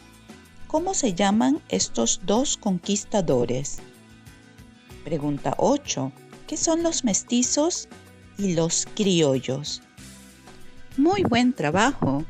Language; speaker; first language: Spanish; non-native, fluent; Norwegian